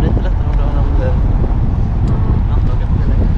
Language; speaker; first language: Swedish; native; Swedish